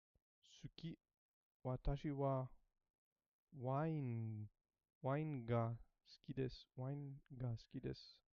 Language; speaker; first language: Japanese; non-native, learner; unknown